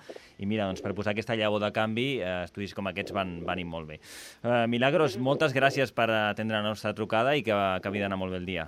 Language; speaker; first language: Catalan; native; Catalan